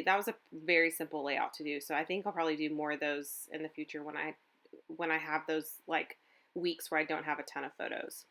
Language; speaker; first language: English; native; English